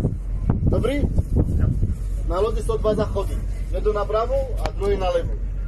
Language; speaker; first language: Czech; non-native, fluent; Arabic